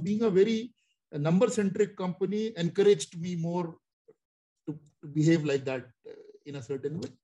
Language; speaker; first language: English; non-native, local second language; Hindi